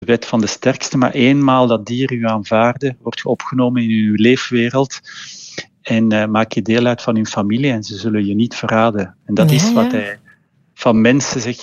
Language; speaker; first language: Dutch; native; Dutch